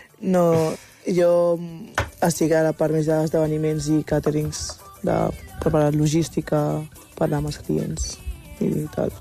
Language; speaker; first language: Catalan; early bilingual, other home language; Wolof